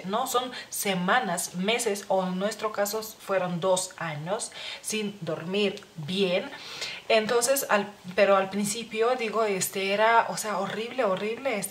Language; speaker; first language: Spanish; non-native, fluent; Lithuanian